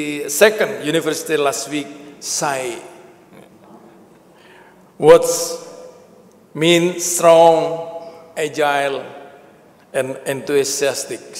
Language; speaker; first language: English; non-native, learner; Indonesian